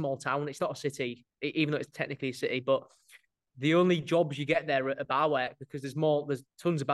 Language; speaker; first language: English; native; English